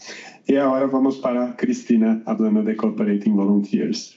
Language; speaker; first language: Spanish; non-native, learner; Portuguese